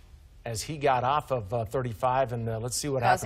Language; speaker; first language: English; native; English